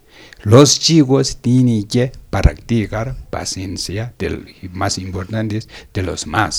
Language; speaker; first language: Spanish; non-native, learner; Tibetan